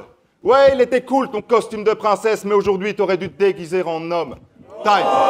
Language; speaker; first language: French; native; French